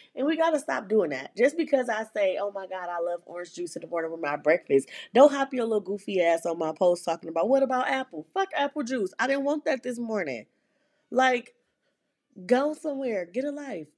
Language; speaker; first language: English; native; English